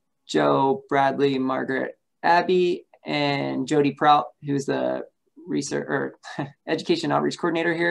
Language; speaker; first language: English; native; English